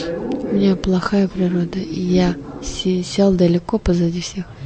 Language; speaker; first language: Russian; non-native, learner; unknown